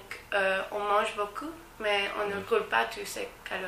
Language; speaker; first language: French; non-native, fluent; English